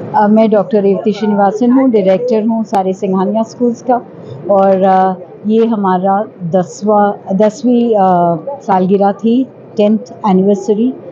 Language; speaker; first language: Hindi; non-native, local second language; Tamil